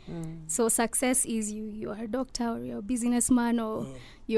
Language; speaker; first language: English; non-native, local second language; Luo (Kenya and Tanzania)